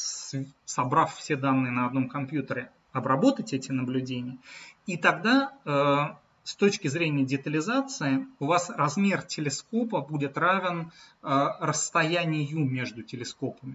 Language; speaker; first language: Russian; native; Russian